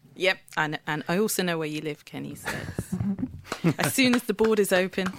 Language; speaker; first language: English; early bilingual, other home language; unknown